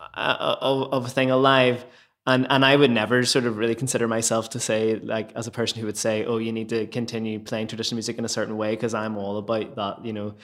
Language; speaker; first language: English; native; English